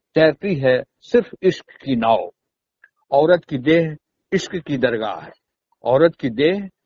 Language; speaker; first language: Hindi; native; Hindi